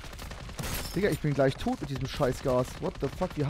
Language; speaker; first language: German; native; German